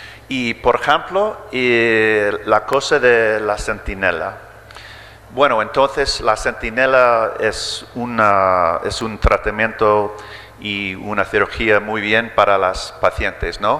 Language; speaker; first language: Spanish; early bilingual, heritage; English